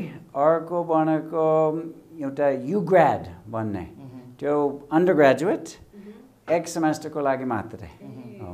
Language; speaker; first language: Nepali; non-native, fluent; English